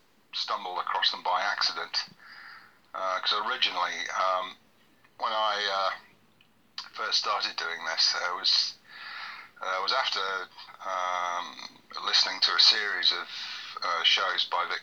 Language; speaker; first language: English; native; English